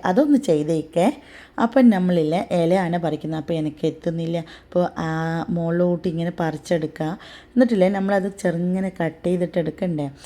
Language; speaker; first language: Malayalam; non-native, fluent; Tamil